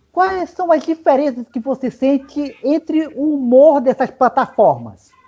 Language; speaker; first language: Portuguese; native; Portuguese